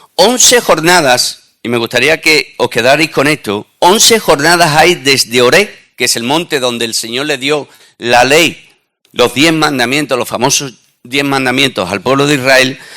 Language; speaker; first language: Spanish; native; Spanish